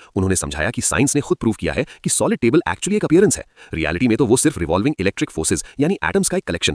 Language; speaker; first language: Hindi; native; Hindi